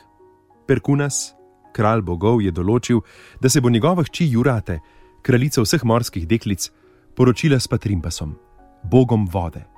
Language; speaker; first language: Slovenian; native; Slovenian